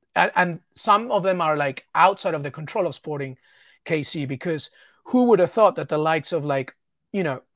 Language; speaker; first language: English; native; English